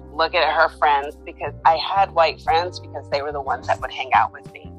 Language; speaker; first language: English; native; English